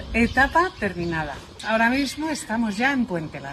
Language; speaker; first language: Spanish; native; Spanish